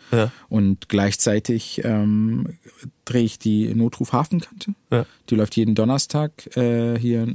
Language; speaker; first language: German; early bilingual, other home language; Arabic